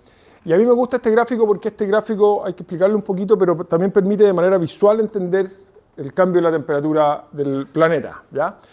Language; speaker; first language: Spanish; native; Spanish